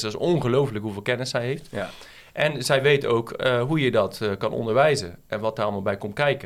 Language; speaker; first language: Dutch; native; Dutch